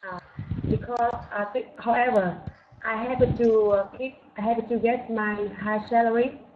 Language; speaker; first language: English; non-native, learner; Vietnamese